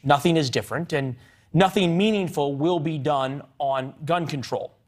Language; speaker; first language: English; native; English